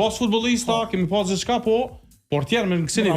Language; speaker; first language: Albanian; native; Albanian